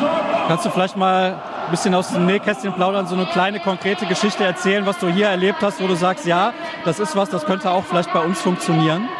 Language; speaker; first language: German; native; German